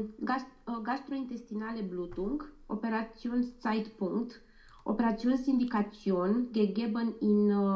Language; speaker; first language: German; non-native, learner; Romanian